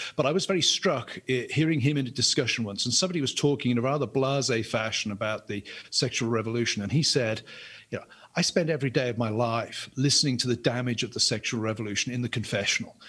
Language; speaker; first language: English; native; English